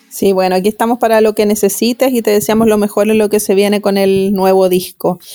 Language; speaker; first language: Spanish; native; Spanish